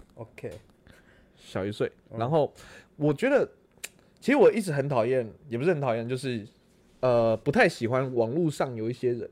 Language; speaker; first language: Chinese; native; Chinese